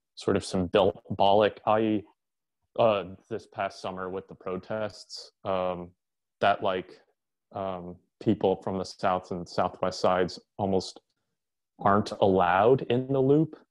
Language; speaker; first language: English; native; English